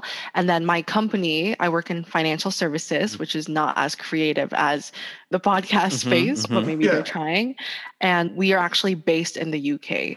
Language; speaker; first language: English; non-native, local second language; Hiligaynon